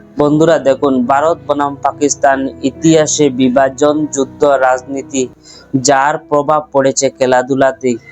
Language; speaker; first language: Bangla; non-native, local second language; Sylheti